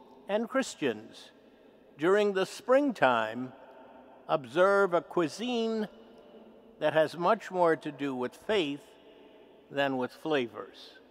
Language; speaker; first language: English; native; English